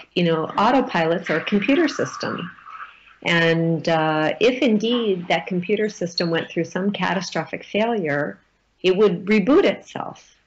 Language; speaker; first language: English; native; English